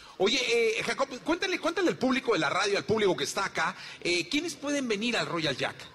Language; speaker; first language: Spanish; native; Spanish